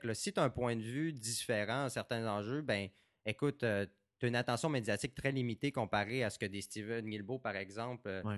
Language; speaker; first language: French; native; French